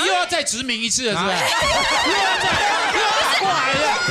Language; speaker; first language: Chinese; native; Chinese